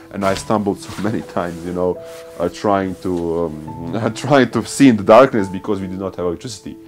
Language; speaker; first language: English; early bilingual, other home language; Bosnian